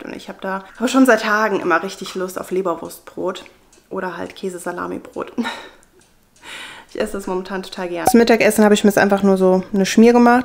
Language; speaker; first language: German; native; German